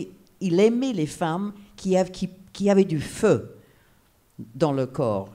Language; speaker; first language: French; non-native, fluent; English